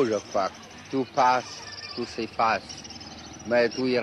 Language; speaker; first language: French; non-native, fluent; Chinese